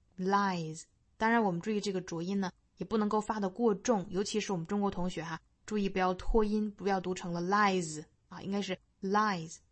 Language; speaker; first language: Chinese; native; Chinese